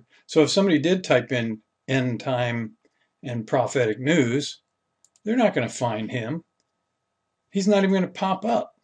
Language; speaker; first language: English; native; English